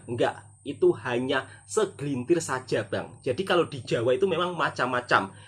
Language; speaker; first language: Indonesian; native; Indonesian